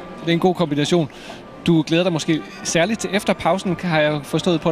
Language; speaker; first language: Danish; native; Danish